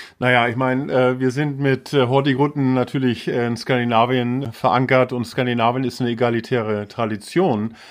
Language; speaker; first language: German; native; German